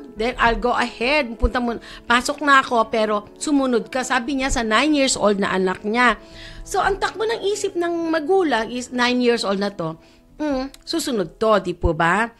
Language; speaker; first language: Filipino; native; Filipino